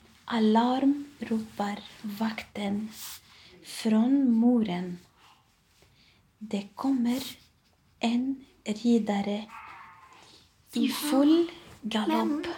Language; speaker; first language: Swedish; non-native, learner; Arabic